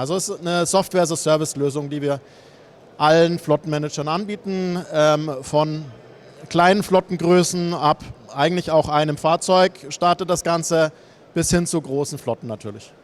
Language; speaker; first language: German; native; German